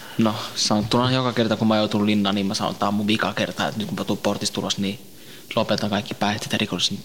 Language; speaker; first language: Finnish; early bilingual, other home language; Central Kurdish